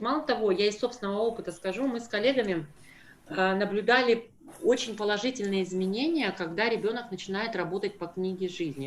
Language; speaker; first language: Russian; native; Russian